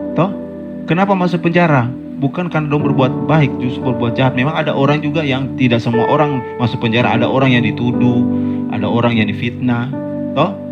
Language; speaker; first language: Indonesian; native; Indonesian